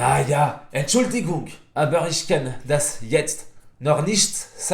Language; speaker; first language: German; non-native, fluent; French